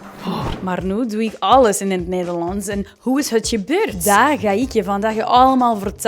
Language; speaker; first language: Dutch; non-native, learner; English